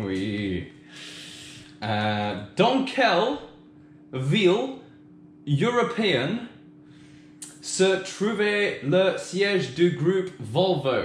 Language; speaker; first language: French; non-native, learner; English